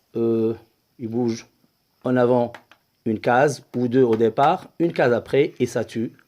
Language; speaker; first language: French; non-native, local second language; Arabic